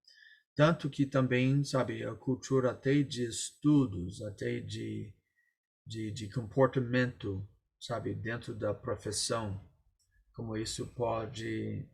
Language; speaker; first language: Portuguese; non-native, fluent; English